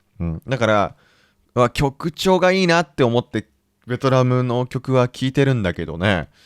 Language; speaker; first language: Japanese; native; Japanese